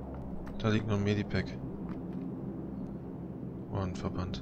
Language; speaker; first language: German; native; German